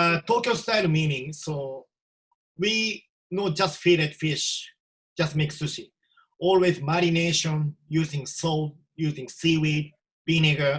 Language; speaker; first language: English; non-native, learner; Japanese